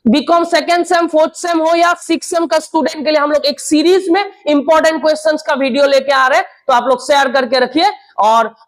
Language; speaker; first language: Hindi; non-native, local second language; Assamese